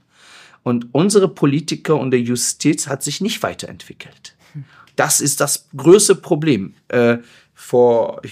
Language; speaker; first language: German; non-native, fluent; Persian